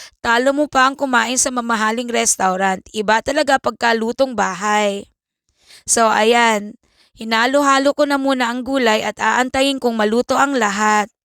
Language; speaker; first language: Filipino; native; Filipino